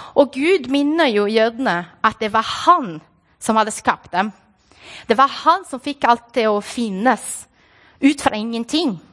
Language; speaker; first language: Norwegian; non-native, fluent; Portuguese